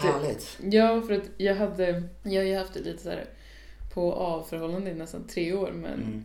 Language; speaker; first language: Swedish; native; Swedish